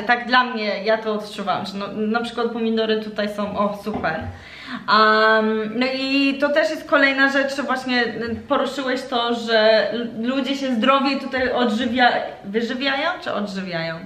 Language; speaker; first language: Polish; early bilingual, heritage; Polish